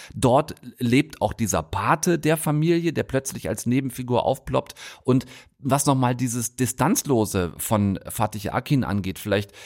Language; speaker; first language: German; native; German